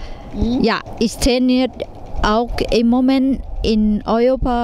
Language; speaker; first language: German; non-native, learner; Thai